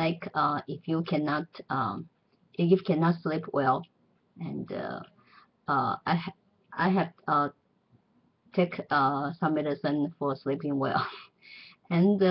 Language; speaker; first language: English; non-native, learner; Chinese